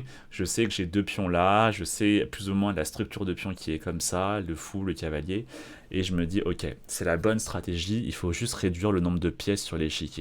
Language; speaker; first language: French; native; French